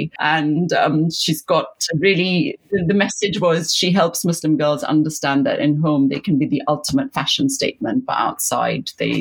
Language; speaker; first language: English; non-native, local second language; Urdu